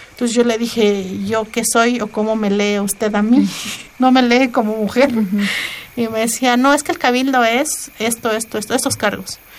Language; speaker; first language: Spanish; non-native, local second language; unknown